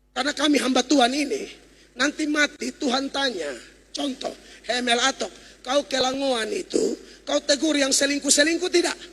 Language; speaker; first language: Indonesian; native; Indonesian